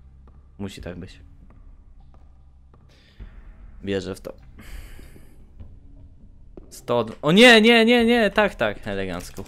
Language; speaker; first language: Polish; native; Polish